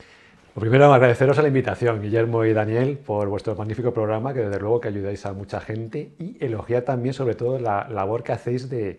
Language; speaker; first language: Spanish; native; Spanish